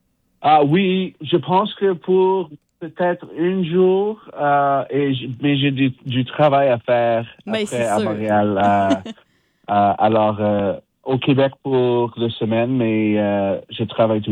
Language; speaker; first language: French; non-native, fluent; English